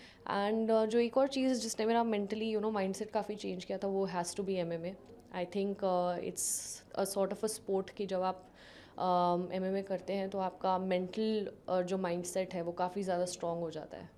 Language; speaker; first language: Hindi; native; Hindi